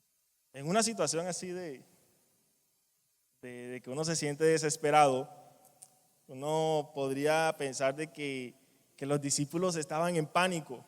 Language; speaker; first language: Spanish; native; Spanish